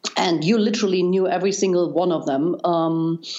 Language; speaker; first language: English; non-native, fluent; German